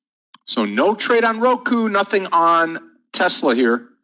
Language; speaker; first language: English; native; English